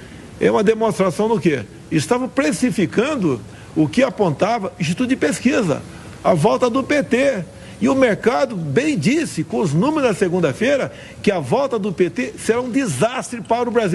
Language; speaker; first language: Portuguese; native; Portuguese